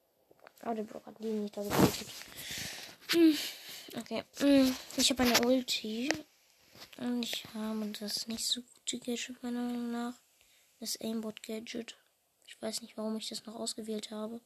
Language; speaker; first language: German; native; German